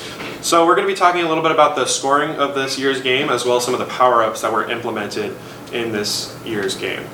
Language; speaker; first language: English; native; English